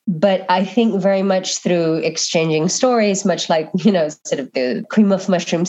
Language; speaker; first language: English; non-native, local second language; Filipino